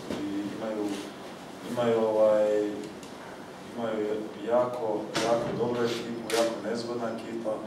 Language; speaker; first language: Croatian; early bilingual, heritage; Croatian